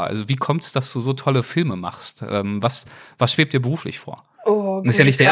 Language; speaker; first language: German; native; German